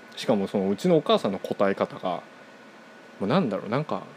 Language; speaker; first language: Japanese; non-native, fluent; Korean